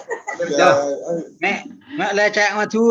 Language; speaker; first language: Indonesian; non-native, local second language; Madurese